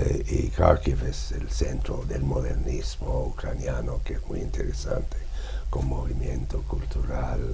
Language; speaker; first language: Spanish; non-native, fluent; English